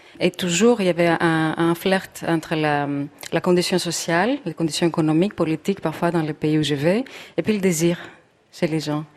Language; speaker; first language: French; non-native, fluent; Greek